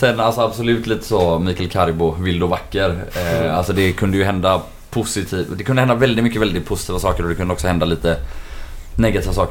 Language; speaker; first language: Swedish; native; Swedish